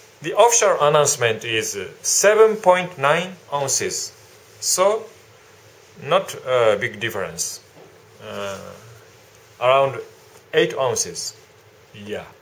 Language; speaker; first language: English; non-native, learner; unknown